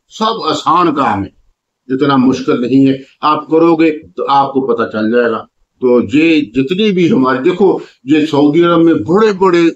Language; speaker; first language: Urdu; non-native, local second language; Punjabi